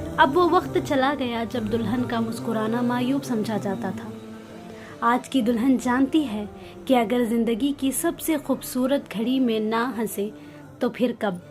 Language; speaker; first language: Urdu; native; Urdu